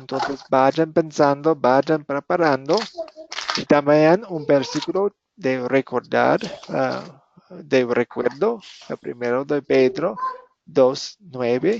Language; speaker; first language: Spanish; non-native, fluent; English